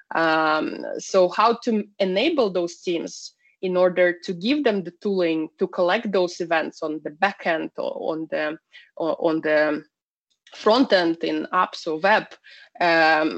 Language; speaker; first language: English; non-native, fluent; Russian